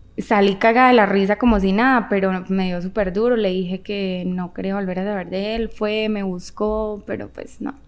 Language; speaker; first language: Spanish; native; Spanish